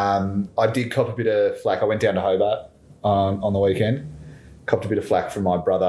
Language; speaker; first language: English; native; English